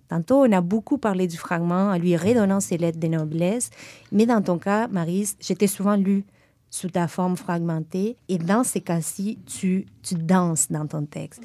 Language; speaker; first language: French; non-native, fluent; Spanish